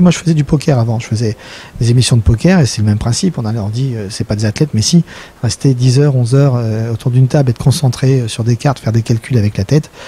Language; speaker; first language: French; native; French